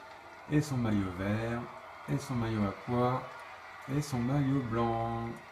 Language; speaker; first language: French; native; French